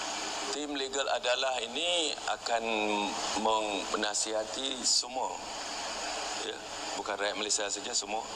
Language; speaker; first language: Malay; native; Malay